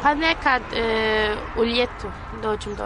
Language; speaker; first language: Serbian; early bilingual, heritage; Bosnian